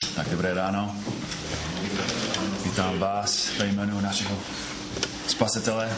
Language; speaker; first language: Czech; non-native, fluent; English